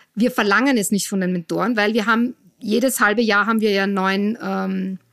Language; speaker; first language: German; native; German